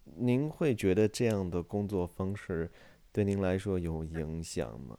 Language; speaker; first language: Chinese; native; Chinese